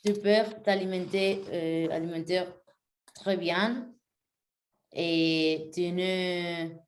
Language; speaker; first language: French; non-native, learner; Spanish